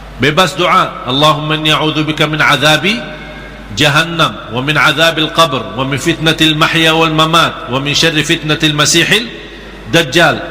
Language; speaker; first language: Malay; non-native, fluent; Arabic